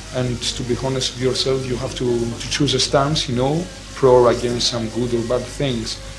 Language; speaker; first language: English; non-native, fluent; Greek